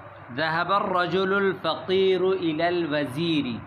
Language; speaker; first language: Arabic; non-native, fluent; Urdu